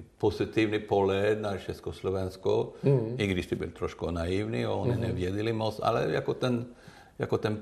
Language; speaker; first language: Czech; non-native, learner; Swedish